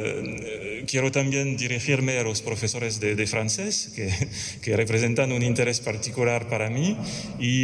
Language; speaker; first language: Spanish; non-native, fluent; French